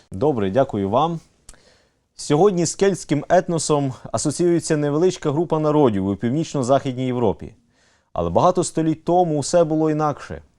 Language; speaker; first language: Ukrainian; native; Ukrainian